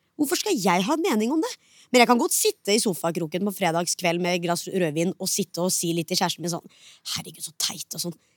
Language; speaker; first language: Norwegian; early bilingual, other home language; Hindi